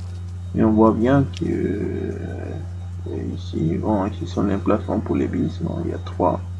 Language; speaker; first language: French; non-native, fluent; Spanish